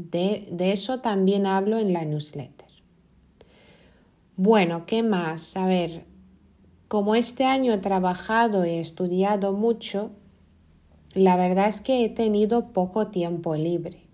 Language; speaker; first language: Spanish; non-native, fluent; Lithuanian